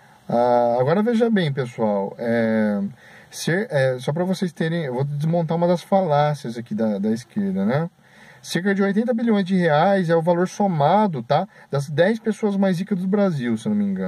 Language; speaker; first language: Portuguese; native; Portuguese